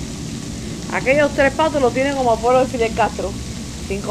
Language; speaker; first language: Spanish; native; Spanish